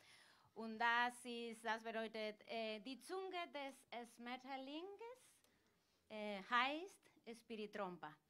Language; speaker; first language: German; non-native, fluent; Galician